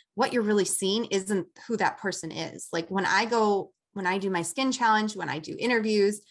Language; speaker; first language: English; native; English